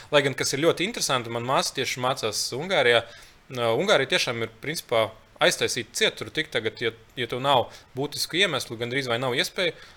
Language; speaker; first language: Latvian; early bilingual, other home language; Lithuanian